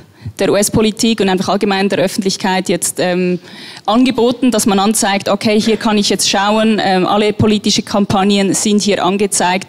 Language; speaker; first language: German; native; German